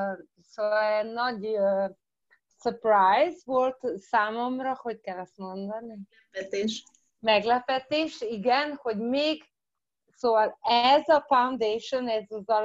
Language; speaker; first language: Hungarian; early bilingual, heritage; Croatian